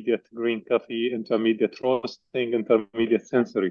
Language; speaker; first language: English; non-native, learner; Arabic